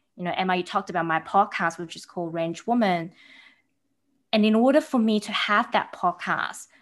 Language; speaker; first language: English; early bilingual, other home language; Chinese